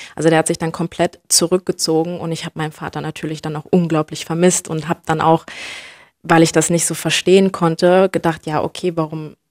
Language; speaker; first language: German; native; German